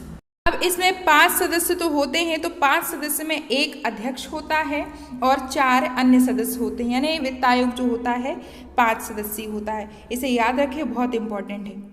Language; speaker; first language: Hindi; native; Hindi